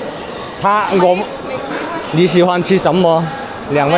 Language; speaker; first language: Chinese; non-native, fluent; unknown